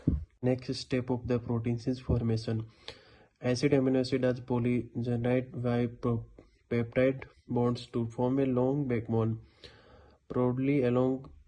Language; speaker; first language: English; non-native, learner; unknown